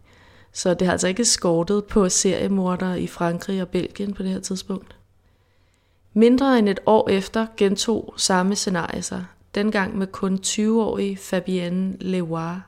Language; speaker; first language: Danish; native; Danish